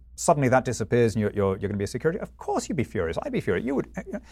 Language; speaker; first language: English; native; English